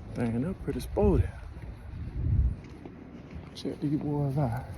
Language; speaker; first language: English; native; English